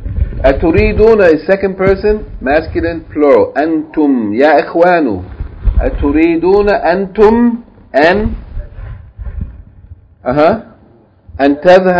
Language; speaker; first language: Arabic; non-native, fluent; English